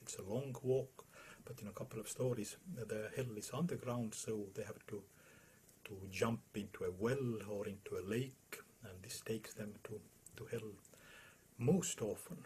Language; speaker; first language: English; non-native, fluent; Estonian